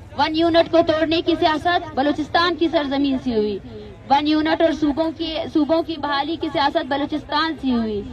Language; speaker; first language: Urdu; non-native, local second language; Baluchi